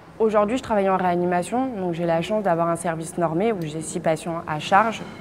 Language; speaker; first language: French; native; French